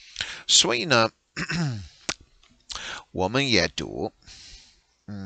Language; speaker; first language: Chinese; non-native, learner; English